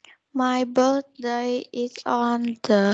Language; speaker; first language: English; non-native, learner; Vietnamese